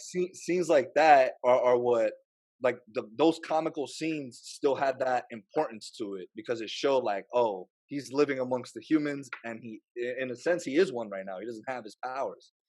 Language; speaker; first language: English; native; English